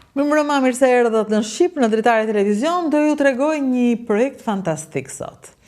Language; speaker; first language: Albanian; native; Albanian